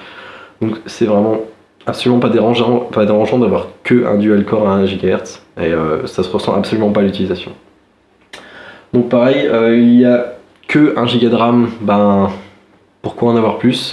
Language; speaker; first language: French; native; French